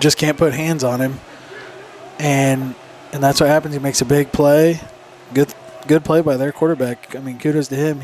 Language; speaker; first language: English; native; English